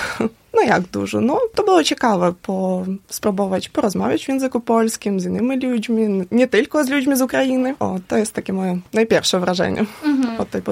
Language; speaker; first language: Polish; non-native, learner; Ukrainian